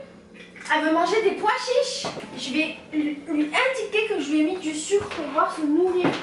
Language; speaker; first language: French; native; French